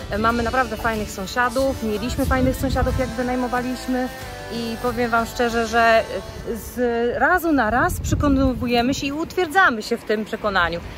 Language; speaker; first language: Polish; native; Polish